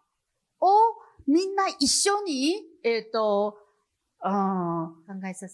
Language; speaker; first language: Japanese; non-native, fluent; Chinese